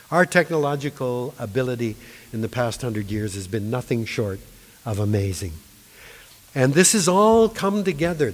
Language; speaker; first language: English; native; English